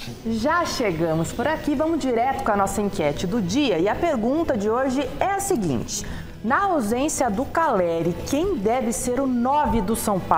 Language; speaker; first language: Portuguese; native; Portuguese